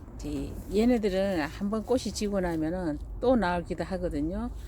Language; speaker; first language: Korean; native; Korean